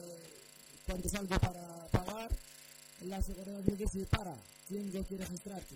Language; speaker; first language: Spanish; non-native, learner; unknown